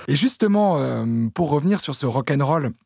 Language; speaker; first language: French; native; French